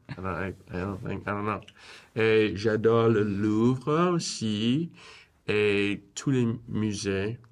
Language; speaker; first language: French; non-native, learner; English